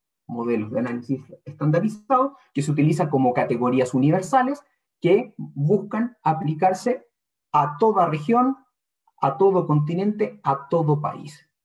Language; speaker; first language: Spanish; native; Spanish